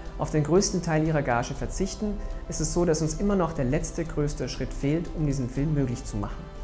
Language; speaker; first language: German; native; German